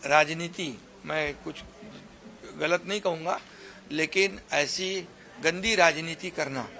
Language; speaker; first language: Hindi; non-native, local second language; Marathi